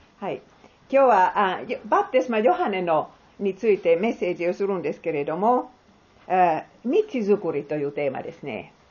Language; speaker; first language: Japanese; non-native, fluent; Finnish